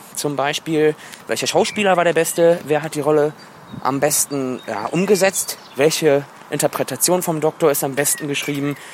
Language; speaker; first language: German; native; German